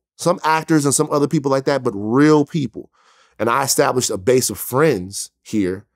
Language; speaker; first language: English; native; English